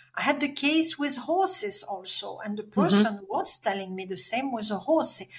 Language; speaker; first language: English; non-native, fluent; French